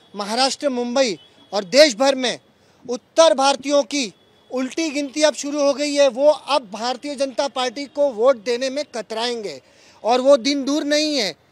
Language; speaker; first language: Hindi; non-native, local second language; Punjabi